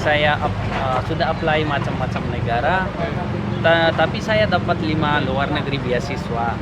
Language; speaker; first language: Indonesian; non-native, learner; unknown